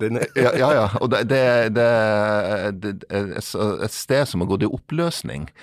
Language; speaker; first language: Norwegian; native; Norwegian